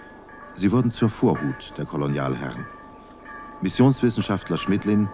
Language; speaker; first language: German; native; German